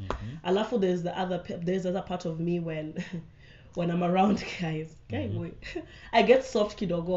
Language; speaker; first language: English; non-native, local second language; Swahili